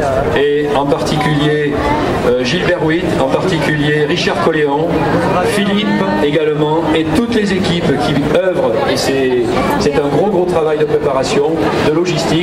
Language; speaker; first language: French; native; French